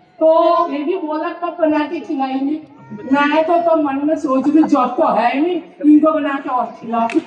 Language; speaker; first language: Hindi; non-native, local second language; Bangla